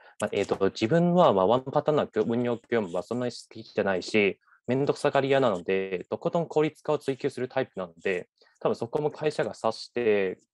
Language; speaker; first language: Japanese; non-native, fluent; Cantonese